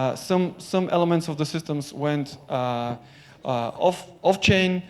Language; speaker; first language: English; non-native, fluent; Bulgarian